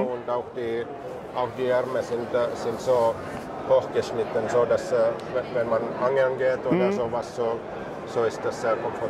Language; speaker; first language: German; non-native, fluent; Finnish